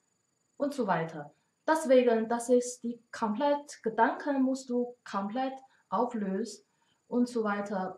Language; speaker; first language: German; non-native, learner; Chinese